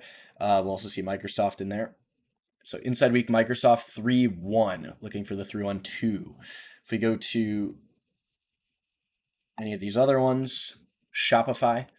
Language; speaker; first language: English; native; English